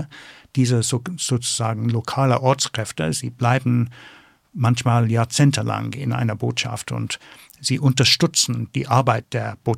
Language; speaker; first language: German; non-native, fluent; English